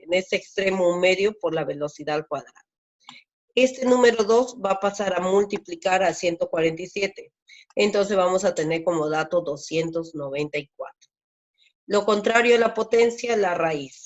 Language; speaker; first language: Spanish; native; Spanish